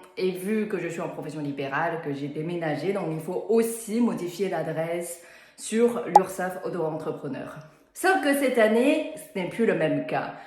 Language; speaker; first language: French; non-native, fluent; Chinese